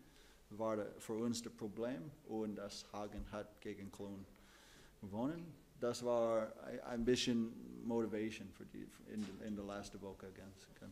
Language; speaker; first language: German; non-native, learner; English